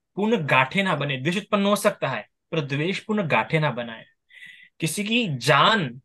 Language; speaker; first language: Hindi; non-native, local second language; Marathi